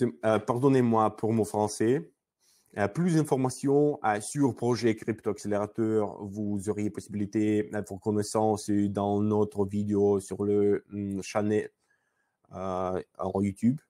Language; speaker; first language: French; non-native, learner; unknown